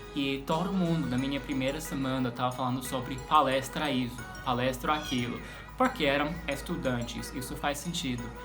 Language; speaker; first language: Portuguese; non-native, fluent; English